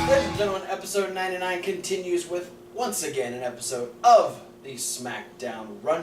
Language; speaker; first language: English; native; English